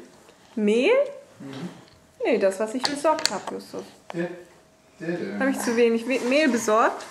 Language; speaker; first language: German; native; German